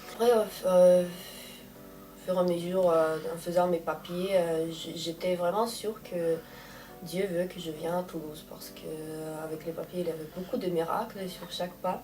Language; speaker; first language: French; non-native, fluent; Russian